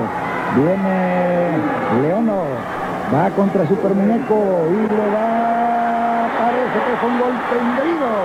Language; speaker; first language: Spanish; native; Spanish